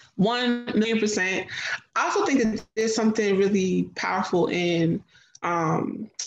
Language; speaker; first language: English; native; English